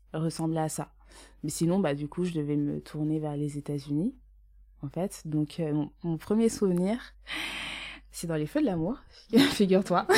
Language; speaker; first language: French; native; French